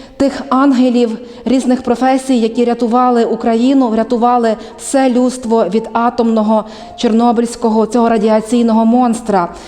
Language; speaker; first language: Ukrainian; native; Ukrainian